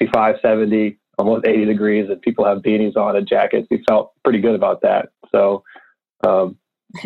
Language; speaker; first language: English; native; English